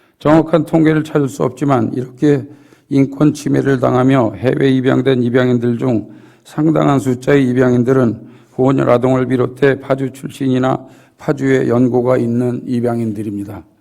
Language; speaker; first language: Korean; native; Korean